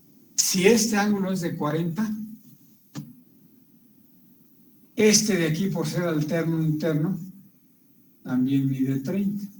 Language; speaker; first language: Spanish; native; Spanish